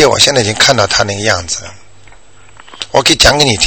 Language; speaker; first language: Chinese; native; Chinese